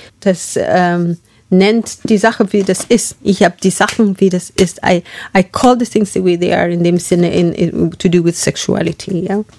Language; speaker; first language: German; non-native, fluent; Masai